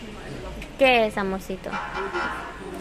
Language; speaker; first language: Spanish; native; Spanish